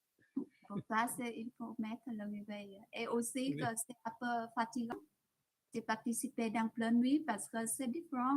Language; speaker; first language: French; non-native, fluent; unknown